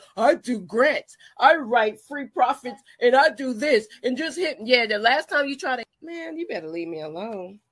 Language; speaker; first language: English; native; English